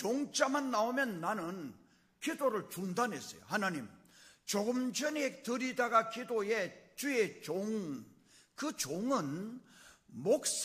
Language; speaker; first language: Korean; native; Korean